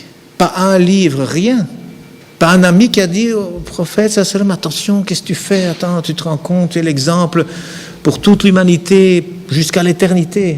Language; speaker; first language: French; native; French